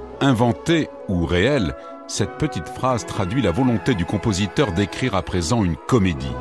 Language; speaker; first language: French; native; French